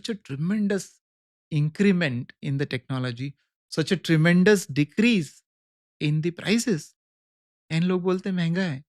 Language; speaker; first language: Hindi; native; Hindi